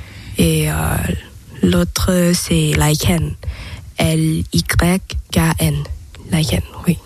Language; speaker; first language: French; non-native, learner; Thai